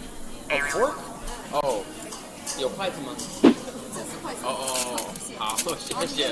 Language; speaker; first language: Chinese; non-native, fluent; English